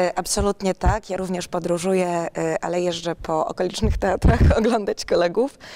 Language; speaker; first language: Polish; native; Polish